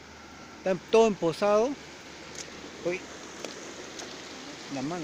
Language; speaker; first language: Spanish; native; Spanish